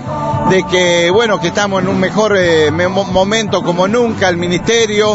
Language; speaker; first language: Spanish; native; Spanish